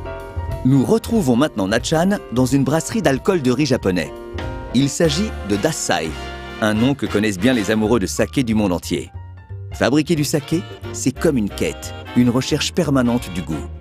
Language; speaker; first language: French; native; French